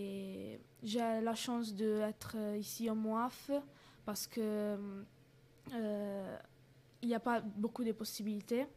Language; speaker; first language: French; non-native, learner; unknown